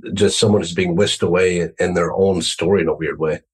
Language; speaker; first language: English; native; English